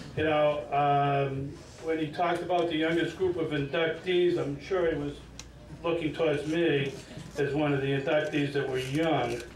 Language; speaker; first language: English; native; English